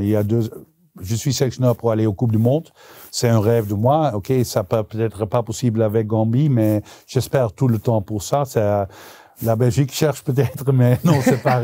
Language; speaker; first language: French; non-native, local second language; Dutch